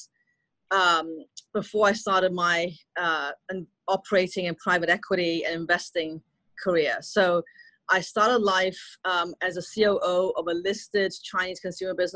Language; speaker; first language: English; non-native, local second language; Cantonese